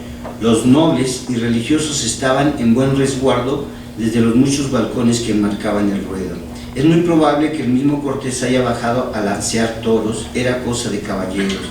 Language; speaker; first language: Spanish; native; Spanish